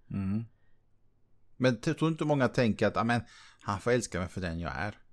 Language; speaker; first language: Swedish; native; Swedish